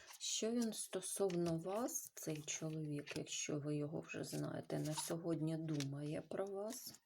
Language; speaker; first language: Ukrainian; non-native, local second language; Russian